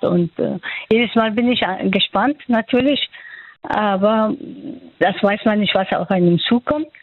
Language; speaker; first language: German; non-native, fluent; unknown